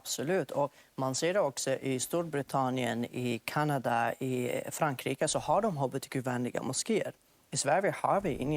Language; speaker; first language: Swedish; non-native, fluent; Arabic